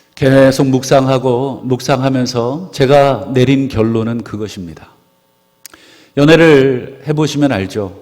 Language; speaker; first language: Korean; native; Korean